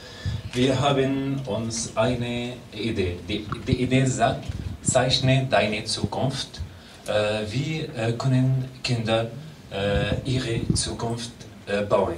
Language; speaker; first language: German; non-native, learner; Arabic